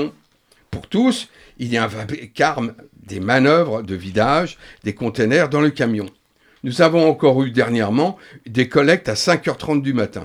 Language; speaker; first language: French; native; French